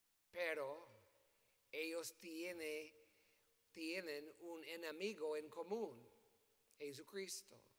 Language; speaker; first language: Spanish; non-native, learner; English